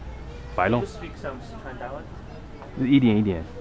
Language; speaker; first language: Chinese; non-native, fluent; English